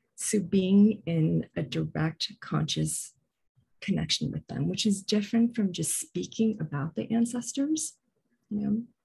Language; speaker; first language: English; early bilingual, other home language; Korean